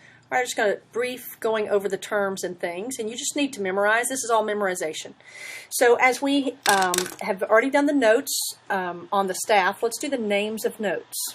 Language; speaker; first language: English; native; English